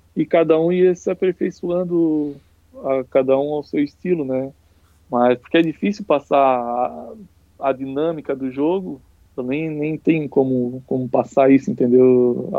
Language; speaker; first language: Portuguese; native; Portuguese